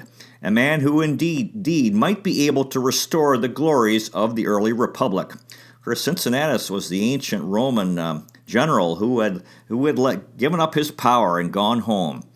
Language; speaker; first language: English; native; English